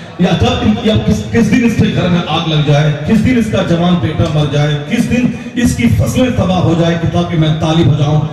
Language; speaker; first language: Urdu; native; Urdu